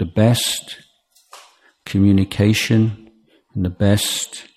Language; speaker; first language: English; native; English